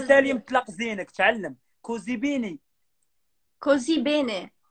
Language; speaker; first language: Italian; non-native, learner; Arabic